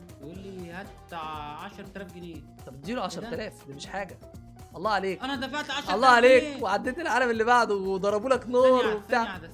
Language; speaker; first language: Arabic; native; Arabic